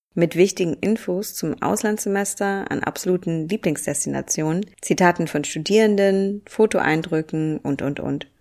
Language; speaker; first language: German; native; German